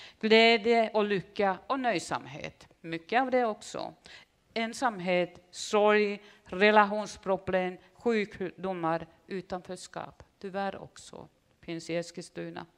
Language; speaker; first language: Swedish; non-native, fluent; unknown